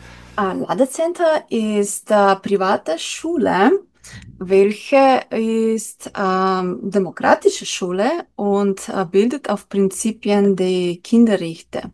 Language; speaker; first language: German; non-native, learner; Slovenian